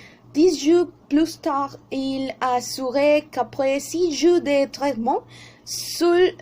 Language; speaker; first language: French; non-native, learner; Spanish